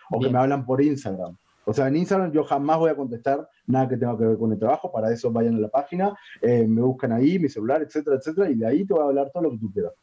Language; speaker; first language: Spanish; native; Spanish